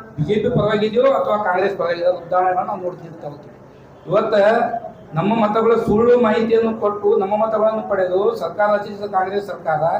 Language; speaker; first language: Kannada; non-native, local second language; Lambadi